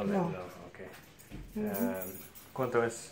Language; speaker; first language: Spanish; non-native, learner; English